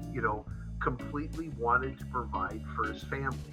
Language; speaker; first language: English; native; English